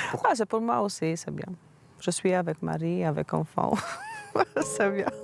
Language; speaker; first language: French; non-native, learner; Polish